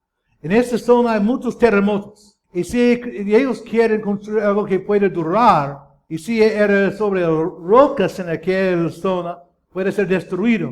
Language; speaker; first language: Spanish; non-native, fluent; English